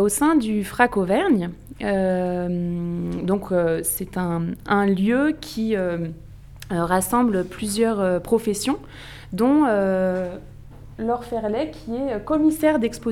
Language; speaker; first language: French; native; French